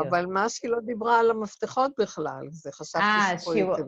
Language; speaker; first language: Hebrew; native; Hebrew